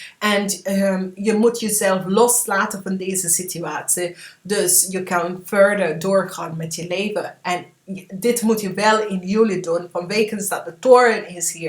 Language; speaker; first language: Dutch; non-native, fluent; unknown